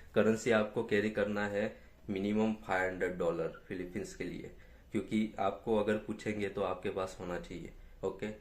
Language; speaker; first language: Hindi; non-native, local second language; Gujarati